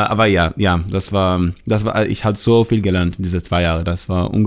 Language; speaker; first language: German; non-native, learner; Hebrew